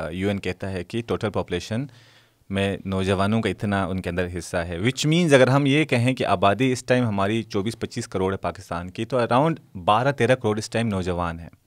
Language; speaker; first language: Urdu; non-native, local second language; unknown